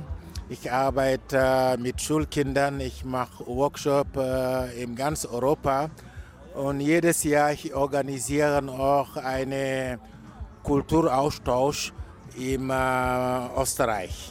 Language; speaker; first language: German; non-native, fluent; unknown